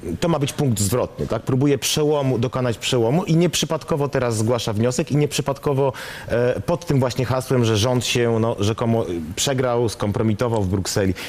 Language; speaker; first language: Polish; native; Polish